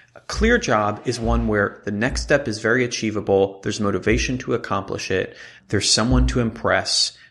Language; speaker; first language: English; non-native, fluent; Hebrew